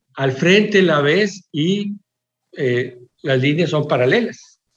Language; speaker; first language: Spanish; native; Spanish